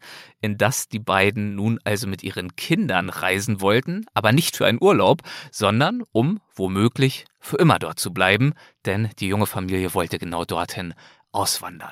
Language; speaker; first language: German; native; German